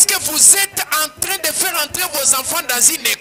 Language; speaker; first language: French; non-native, local second language; Swahili